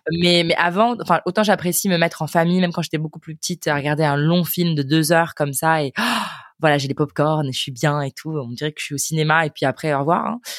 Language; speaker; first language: French; native; French